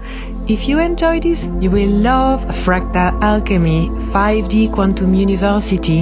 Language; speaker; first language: English; non-native, fluent; French